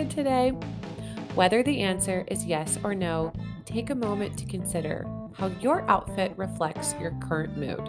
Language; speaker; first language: English; native; English